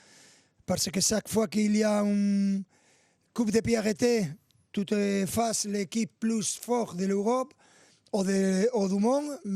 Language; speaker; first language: French; non-native, fluent; Spanish